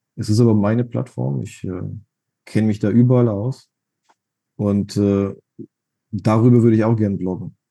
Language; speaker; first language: German; non-native, fluent; Russian